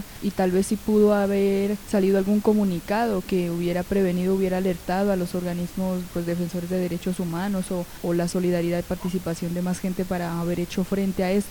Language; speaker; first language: Spanish; native; Spanish